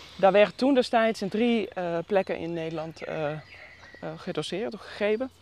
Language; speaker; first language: Dutch; non-native, fluent; Finnish